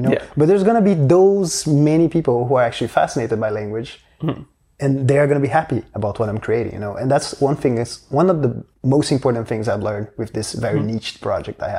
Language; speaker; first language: English; non-native, fluent; Portuguese